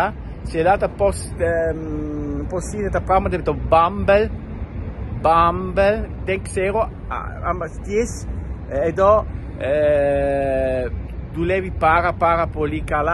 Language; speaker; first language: Greek; non-native, learner; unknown